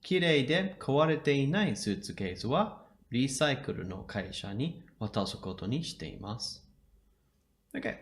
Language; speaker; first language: Japanese; non-native, fluent; English